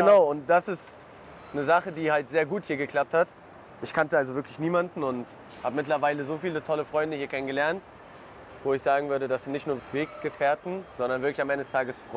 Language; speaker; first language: German; native; German